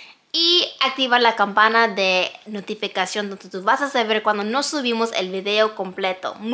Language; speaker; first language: Spanish; non-native, learner; English